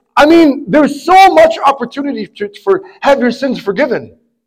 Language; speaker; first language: English; native; English